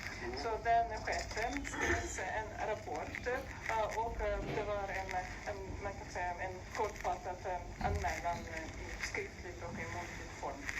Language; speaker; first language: Swedish; non-native, fluent; Ukrainian